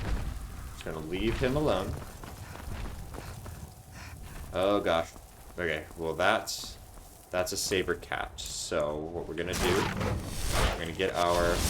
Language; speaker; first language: English; native; English